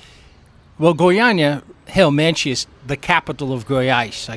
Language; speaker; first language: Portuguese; non-native, learner; English